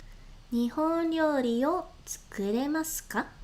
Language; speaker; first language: Japanese; non-native, learner; English